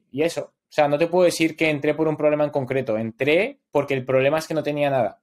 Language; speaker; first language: Spanish; native; Spanish